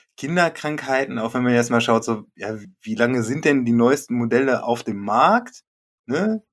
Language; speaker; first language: German; native; German